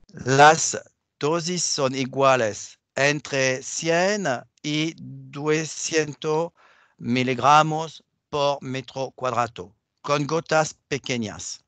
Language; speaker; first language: Spanish; non-native, learner; French